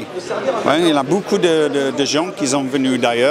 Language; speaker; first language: French; non-native, fluent; English